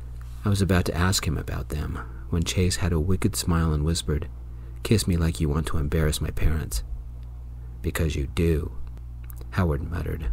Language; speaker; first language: English; native; English